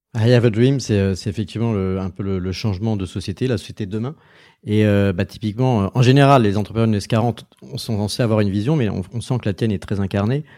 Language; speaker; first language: French; native; French